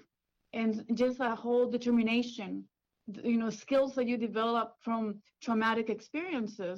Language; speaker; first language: English; early bilingual, other home language; Spanish